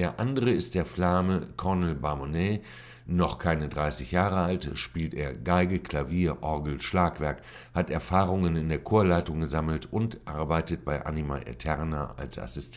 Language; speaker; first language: German; native; German